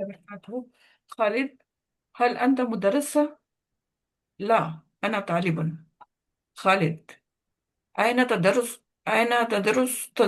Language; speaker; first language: Arabic; non-native, learner; Urdu